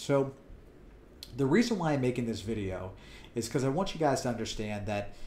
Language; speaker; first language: English; native; English